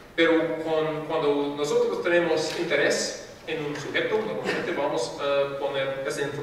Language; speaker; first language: Spanish; non-native, fluent; English